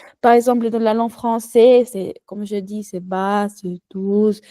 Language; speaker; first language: French; non-native, learner; Spanish